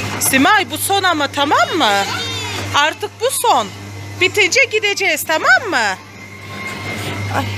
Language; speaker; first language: Turkish; native; Turkish